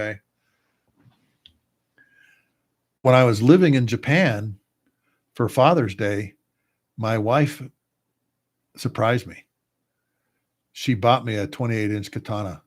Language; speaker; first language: English; native; English